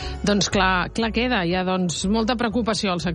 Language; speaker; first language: Catalan; native; Catalan